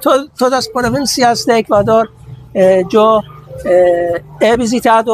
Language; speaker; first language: Spanish; non-native, fluent; Persian